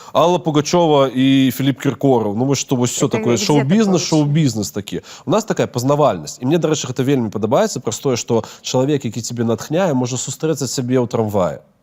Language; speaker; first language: Belarusian; non-native, local second language; Russian